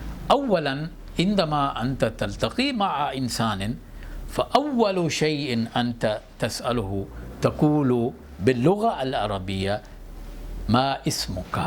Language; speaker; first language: Arabic; non-native, fluent; Urdu